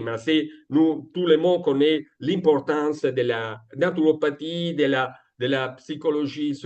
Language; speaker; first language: French; non-native, learner; Italian